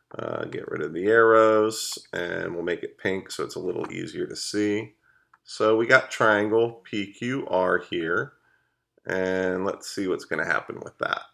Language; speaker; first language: English; native; English